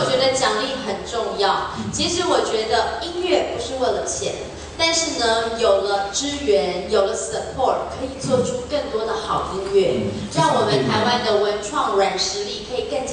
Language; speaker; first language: Chinese; native; Chinese